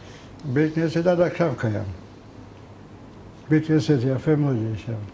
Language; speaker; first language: Hebrew; non-native, fluent; Hungarian